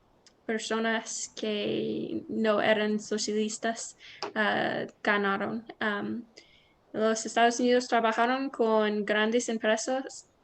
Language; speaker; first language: Spanish; non-native, learner; English